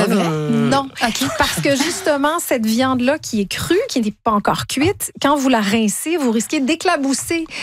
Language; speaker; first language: French; native; French